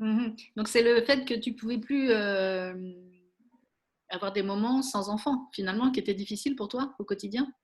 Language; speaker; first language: French; native; French